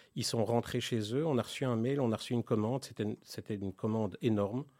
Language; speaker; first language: French; native; French